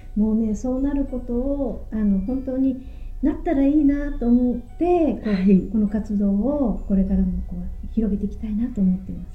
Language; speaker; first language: Japanese; native; Japanese